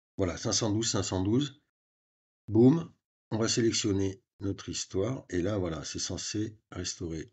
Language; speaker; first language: French; native; French